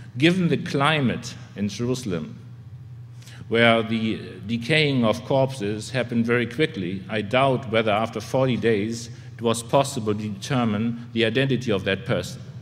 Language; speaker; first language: English; non-native, fluent; German